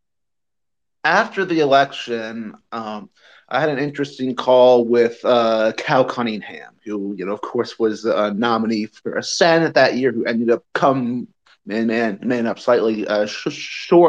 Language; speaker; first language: English; native; English